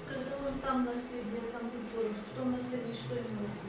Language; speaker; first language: Russian; native; Russian